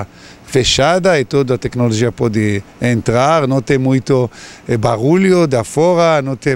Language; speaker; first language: Portuguese; non-native, learner; Hebrew